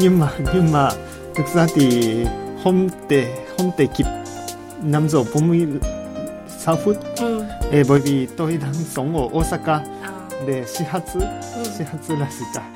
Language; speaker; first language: Vietnamese; non-native, learner; Japanese